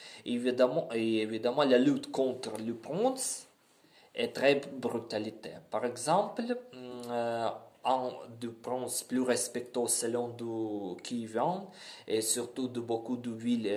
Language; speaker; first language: French; non-native, learner; Ukrainian